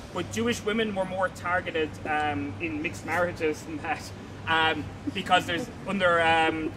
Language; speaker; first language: English; native; English